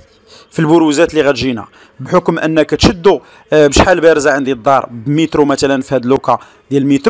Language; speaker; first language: Arabic; native; Arabic